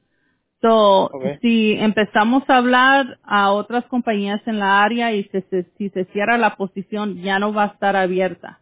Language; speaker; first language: Spanish; early bilingual, heritage; English